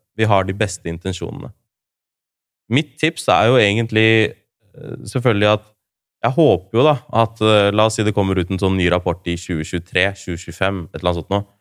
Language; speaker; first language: Norwegian; early bilingual, other home language; Urdu